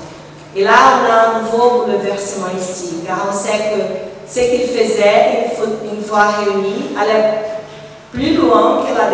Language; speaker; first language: French; non-native, fluent; Portuguese